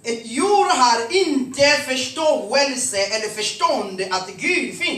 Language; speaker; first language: Swedish; non-native, fluent; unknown